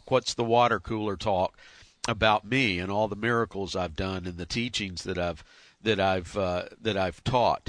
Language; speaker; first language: English; native; English